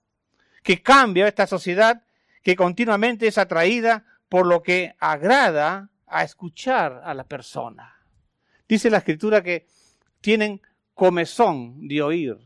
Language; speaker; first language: Spanish; native; Spanish